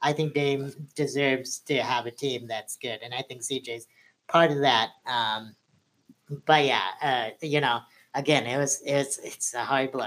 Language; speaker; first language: English; native; English